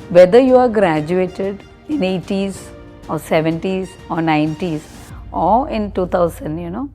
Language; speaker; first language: English; non-native, local second language; Malayalam